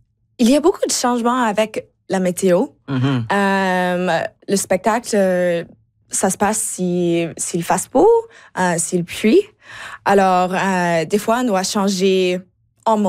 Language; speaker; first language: French; non-native, local second language; English